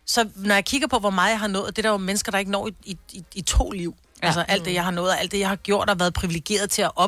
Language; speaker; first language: Danish; native; Danish